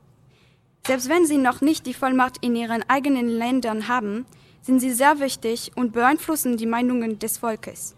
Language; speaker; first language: German; non-native, learner; French